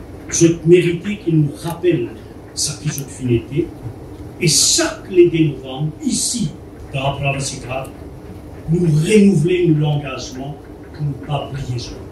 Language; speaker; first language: French; non-native, local second language; Morisyen